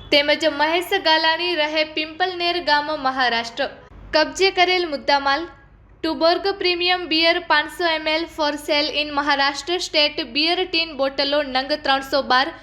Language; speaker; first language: Gujarati; native; Gujarati